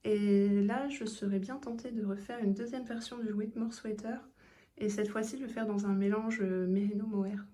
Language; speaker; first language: French; native; French